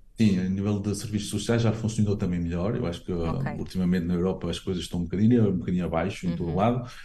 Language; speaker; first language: Portuguese; early bilingual, heritage; Portuguese